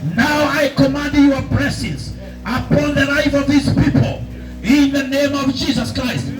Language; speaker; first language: English; non-native, local second language; Swahili